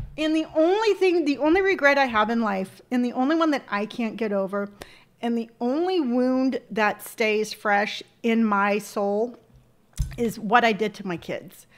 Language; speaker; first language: English; native; English